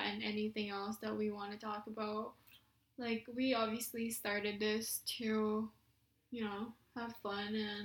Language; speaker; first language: English; non-native, local second language; Filipino